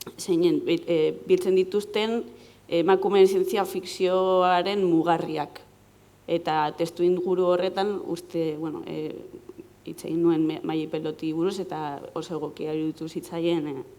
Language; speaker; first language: Basque; non-native, local second language; Spanish